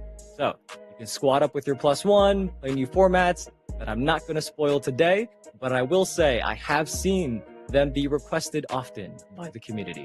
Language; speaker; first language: English; native; English